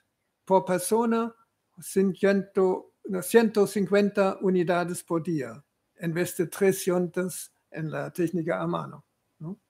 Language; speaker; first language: Spanish; non-native, fluent; German